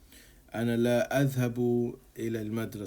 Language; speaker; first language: Arabic; non-native, fluent; English